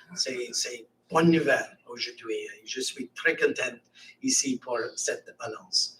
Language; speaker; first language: French; non-native, learner; English